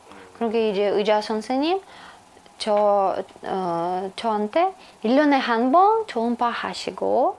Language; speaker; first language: Korean; non-native, fluent; Russian